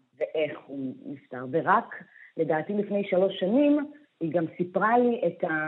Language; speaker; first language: Hebrew; early bilingual, other home language; Amharic